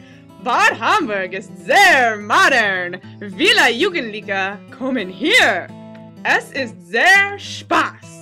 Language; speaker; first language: German; non-native, learner; English